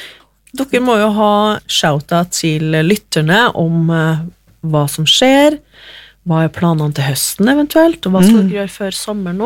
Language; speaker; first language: Norwegian; native; Norwegian